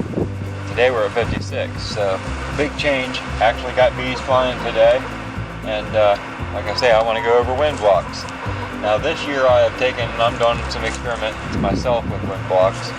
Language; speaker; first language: English; native; English